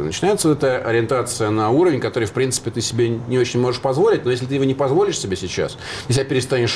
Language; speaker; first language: Russian; native; Russian